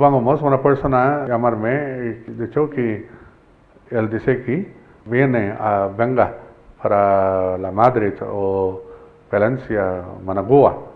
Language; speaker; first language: Spanish; non-native, learner; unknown